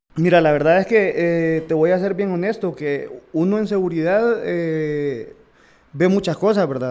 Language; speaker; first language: Spanish; native; Spanish